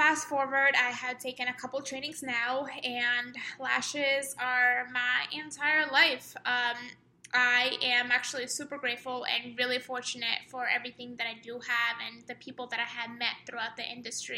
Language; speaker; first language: English; non-native, fluent; Estonian